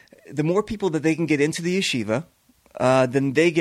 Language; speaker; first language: English; native; English